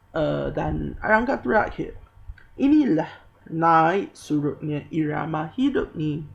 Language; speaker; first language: Malay; non-native, local second language; Chinese